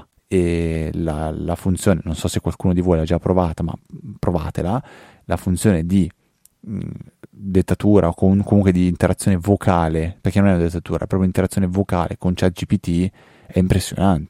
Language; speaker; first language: Italian; native; Italian